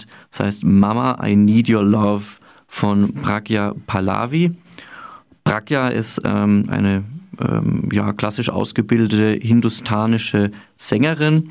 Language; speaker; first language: German; native; German